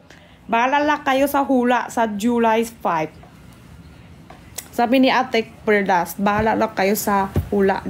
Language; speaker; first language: Filipino; non-native, learner; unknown